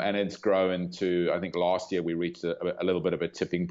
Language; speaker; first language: English; native; English